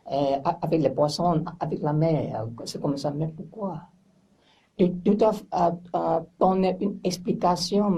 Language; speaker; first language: French; non-native, learner; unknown